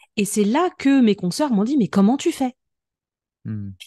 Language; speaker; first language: French; native; French